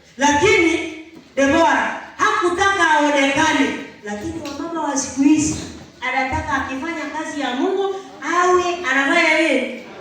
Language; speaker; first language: Swahili; non-native, local second language; Gusii